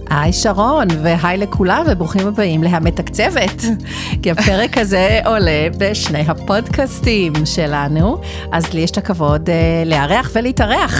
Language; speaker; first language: Hebrew; native; Hebrew